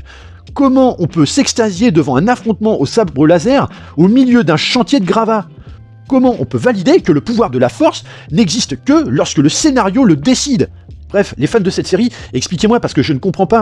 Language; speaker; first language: French; native; French